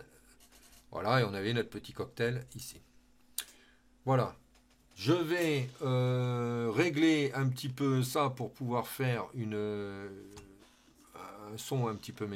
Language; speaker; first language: French; native; French